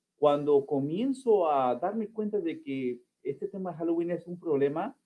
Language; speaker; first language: Spanish; early bilingual, heritage; Spanish